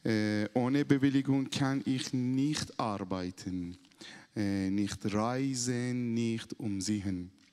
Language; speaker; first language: German; non-native, learner; Persian